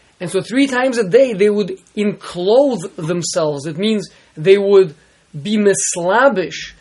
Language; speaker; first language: English; native; English